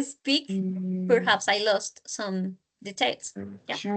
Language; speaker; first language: English; non-native, learner; Spanish